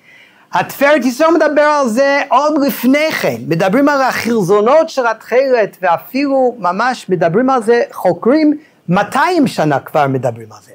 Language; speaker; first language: Hebrew; non-native, fluent; English